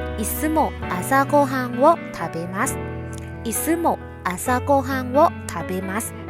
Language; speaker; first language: Japanese; non-native, fluent; Thai